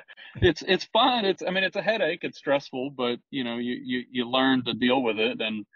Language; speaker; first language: English; native; English